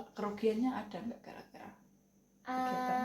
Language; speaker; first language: Indonesian; native; Indonesian